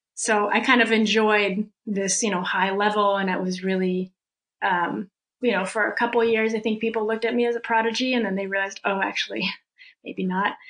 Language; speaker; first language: English; early bilingual, other home language; Russian